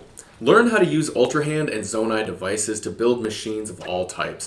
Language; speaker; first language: English; native; English